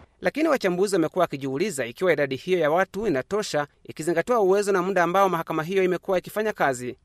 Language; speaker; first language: Swahili; non-native, local second language; Kinyarwanda